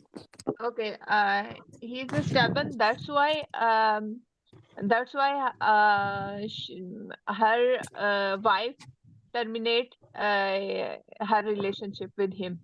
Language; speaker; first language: English; non-native, learner; Urdu